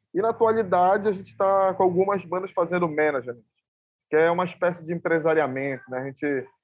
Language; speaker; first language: Portuguese; native; Portuguese